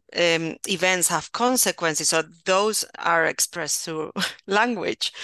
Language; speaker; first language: English; non-native, fluent; Spanish